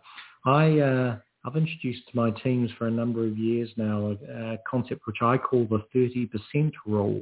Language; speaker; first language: English; native; English